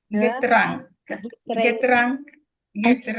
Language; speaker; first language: German; non-native, learner; Filipino